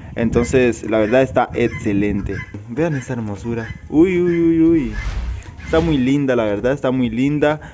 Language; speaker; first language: Spanish; native; Spanish